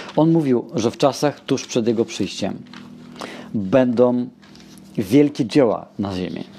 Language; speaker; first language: Polish; non-native, fluent; Russian